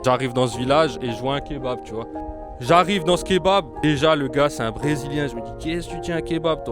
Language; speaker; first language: French; native; French